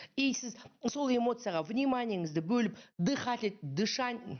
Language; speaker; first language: Russian; non-native, local second language; Kazakh